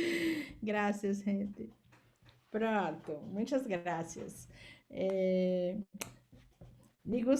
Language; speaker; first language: Portuguese; non-native, learner; Spanish